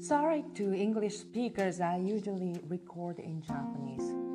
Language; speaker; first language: English; non-native, fluent; Japanese